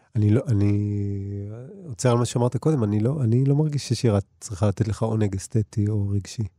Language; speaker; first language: Hebrew; early bilingual, other home language; Russian